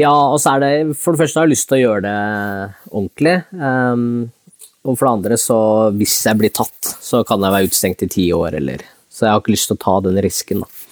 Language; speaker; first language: Norwegian; early bilingual, other home language; Spanish